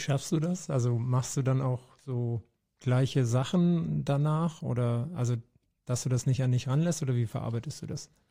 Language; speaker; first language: German; native; German